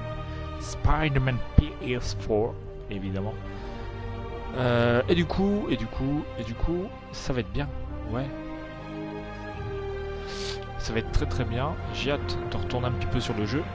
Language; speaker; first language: French; native; French